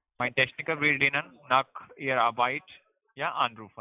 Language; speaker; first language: German; non-native, learner; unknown